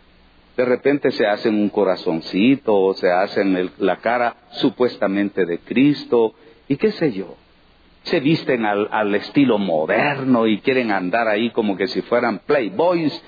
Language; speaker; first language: Spanish; native; Spanish